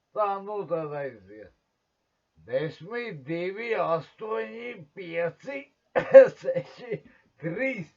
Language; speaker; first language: Latvian; non-native, local second language; Russian